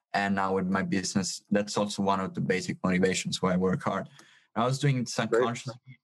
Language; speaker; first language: English; non-native, fluent; Italian